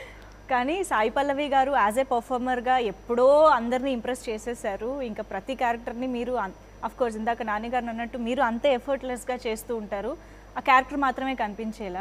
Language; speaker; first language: Telugu; native; Telugu